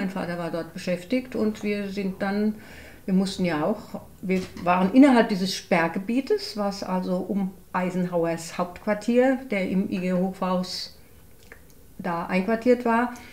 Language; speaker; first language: German; native; German